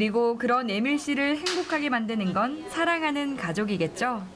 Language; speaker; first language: Korean; native; Korean